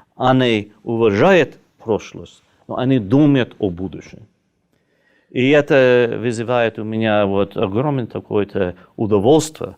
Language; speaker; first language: Russian; non-native, fluent; English